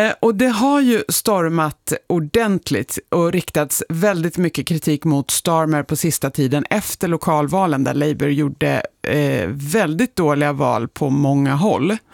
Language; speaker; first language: Swedish; native; Swedish